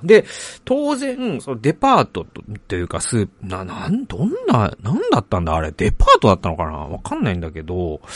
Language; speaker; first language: Japanese; native; Japanese